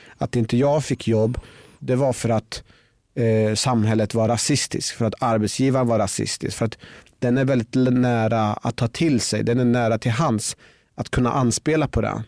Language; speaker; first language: Swedish; early bilingual, other home language; Persian